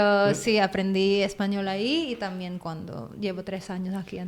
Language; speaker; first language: Spanish; non-native, fluent; Filipino